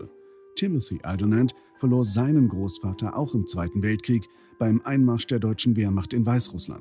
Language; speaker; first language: German; native; German